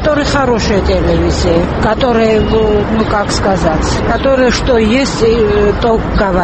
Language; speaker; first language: Russian; non-native, learner; Georgian